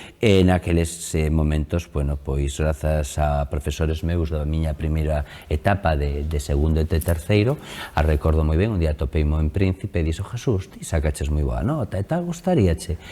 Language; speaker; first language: Galician; native; Galician